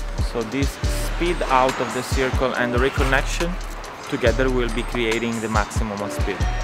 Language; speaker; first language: English; non-native, fluent; Italian